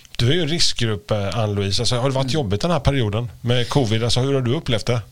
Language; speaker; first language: Swedish; native; Swedish